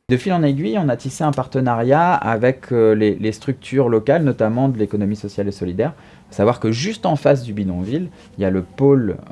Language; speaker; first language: French; native; French